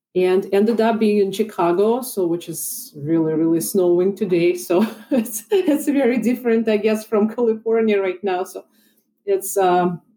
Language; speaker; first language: English; non-native, fluent; Russian